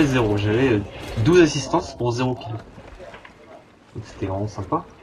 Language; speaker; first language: French; native; French